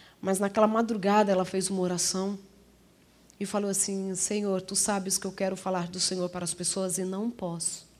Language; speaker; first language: Portuguese; native; Portuguese